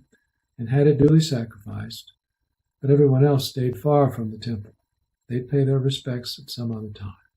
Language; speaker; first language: English; native; English